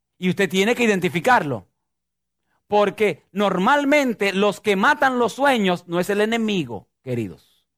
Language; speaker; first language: Spanish; native; Spanish